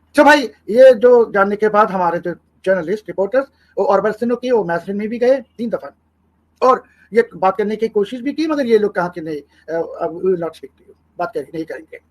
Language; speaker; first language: Hindi; non-native, fluent; Bangla